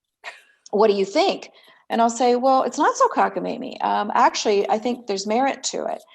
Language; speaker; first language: English; native; English